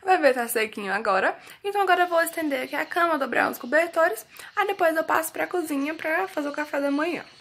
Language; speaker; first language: Portuguese; native; Portuguese